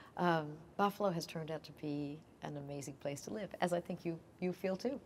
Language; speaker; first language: English; native; English